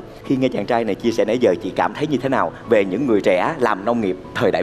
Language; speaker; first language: Vietnamese; native; Vietnamese